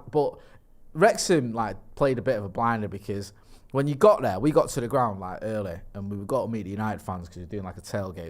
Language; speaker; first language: English; native; English